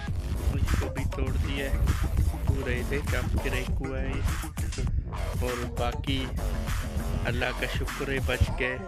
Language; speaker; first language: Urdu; non-native, local second language; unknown